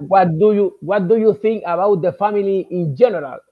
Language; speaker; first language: English; non-native, learner; Spanish